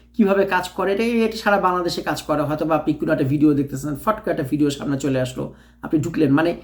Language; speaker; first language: Bangla; native; Bangla